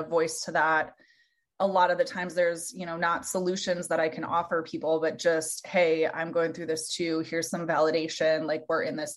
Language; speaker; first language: English; native; English